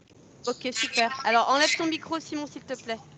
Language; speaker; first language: French; native; French